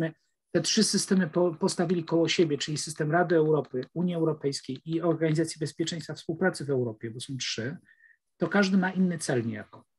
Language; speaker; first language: Polish; native; Polish